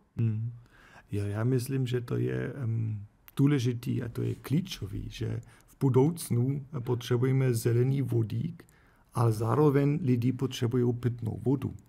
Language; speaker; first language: Czech; non-native, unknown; German